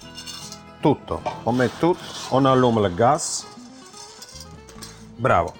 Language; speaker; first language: French; non-native, fluent; Italian